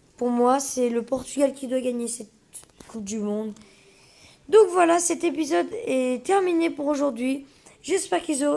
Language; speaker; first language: French; early bilingual, other home language; Portuguese